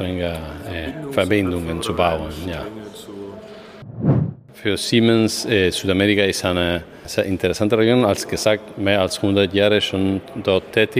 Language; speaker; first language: German; non-native, fluent; Spanish